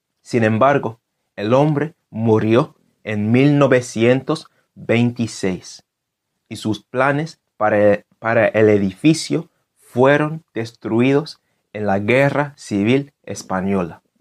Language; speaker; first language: Spanish; non-native, fluent; English